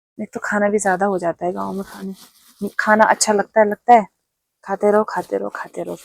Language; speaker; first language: Hindi; non-native, local second language; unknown